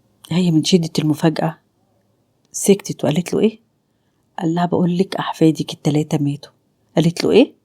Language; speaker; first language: Arabic; native; Arabic